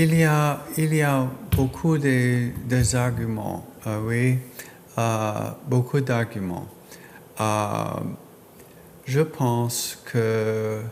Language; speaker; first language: French; non-native, learner; English